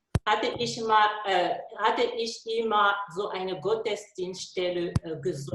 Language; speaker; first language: German; non-native, learner; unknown